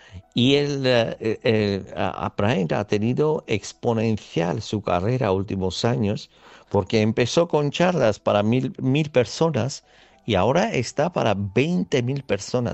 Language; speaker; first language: Spanish; non-native, fluent; Armenian